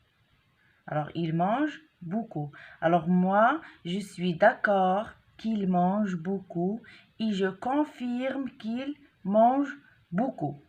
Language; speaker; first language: French; non-native, local second language; Arabic